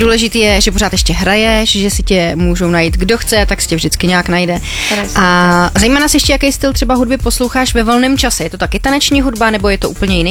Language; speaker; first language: Czech; native; Czech